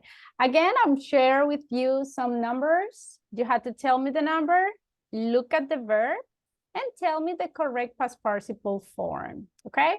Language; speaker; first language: English; non-native, fluent; Spanish